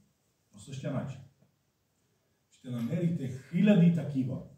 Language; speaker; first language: Bulgarian; non-native, fluent; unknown